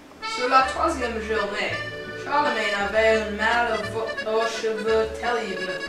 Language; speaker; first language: French; non-native, learner; English